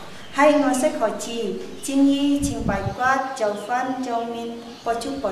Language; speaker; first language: Cantonese; non-native, learner; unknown